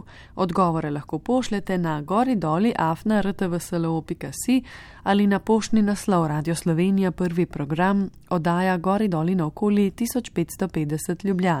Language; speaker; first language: Slovenian; native; Slovenian